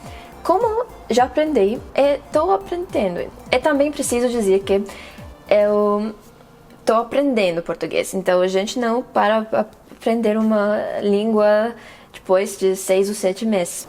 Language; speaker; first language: Portuguese; non-native, fluent; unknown